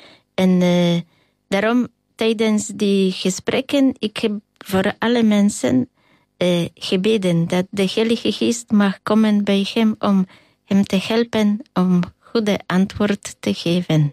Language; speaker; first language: Dutch; non-native, learner; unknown